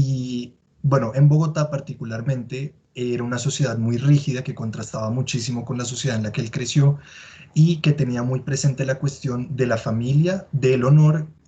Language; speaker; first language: Spanish; native; Spanish